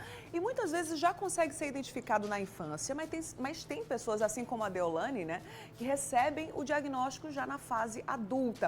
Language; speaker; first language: Portuguese; native; Portuguese